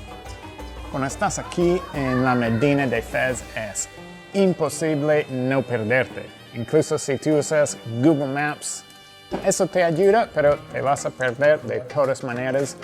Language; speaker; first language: Spanish; non-native, fluent; English